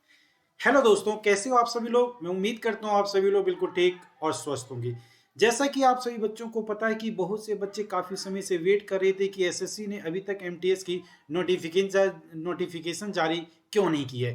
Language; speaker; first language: Hindi; native; Hindi